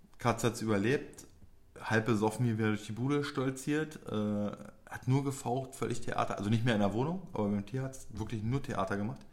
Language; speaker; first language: German; early bilingual, other home language; Polish